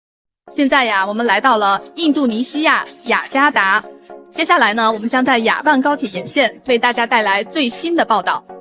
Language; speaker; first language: Chinese; native; Chinese